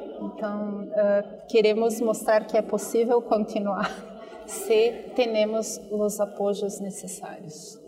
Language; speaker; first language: Portuguese; native; Portuguese